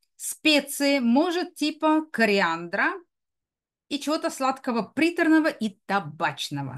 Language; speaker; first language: Russian; native; Russian